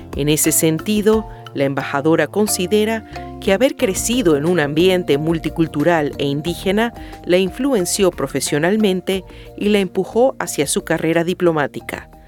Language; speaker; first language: Spanish; native; Spanish